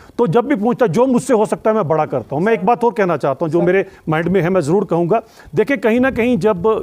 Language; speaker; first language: Hindi; native; Hindi